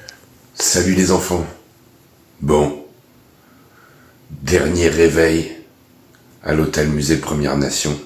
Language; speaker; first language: French; native; French